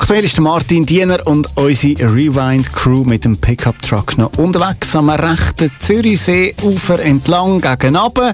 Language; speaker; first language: German; native; German